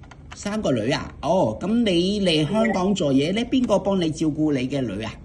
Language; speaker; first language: Cantonese; native; Cantonese